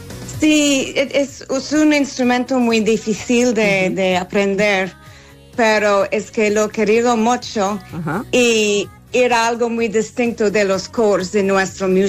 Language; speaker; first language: Spanish; non-native, learner; English